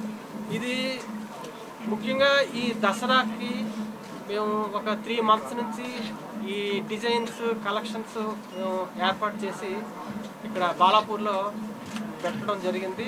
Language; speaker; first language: Telugu; native; Telugu